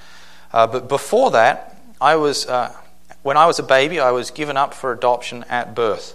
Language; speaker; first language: English; native; English